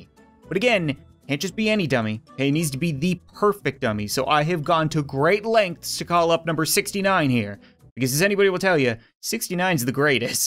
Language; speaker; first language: English; native; English